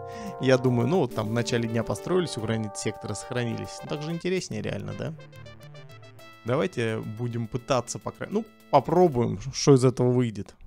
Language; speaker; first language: Russian; native; Russian